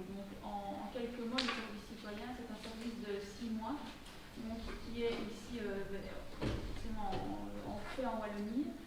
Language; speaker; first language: French; native; French